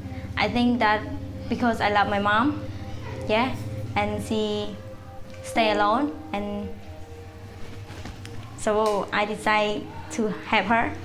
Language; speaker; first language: English; non-native, learner; Khmer